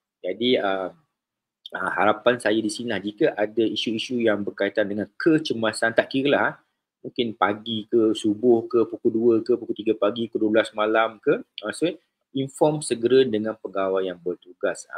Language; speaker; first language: Malay; native; Malay